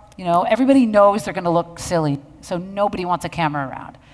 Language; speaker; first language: English; native; English